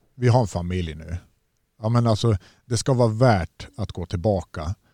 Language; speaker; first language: Swedish; native; Swedish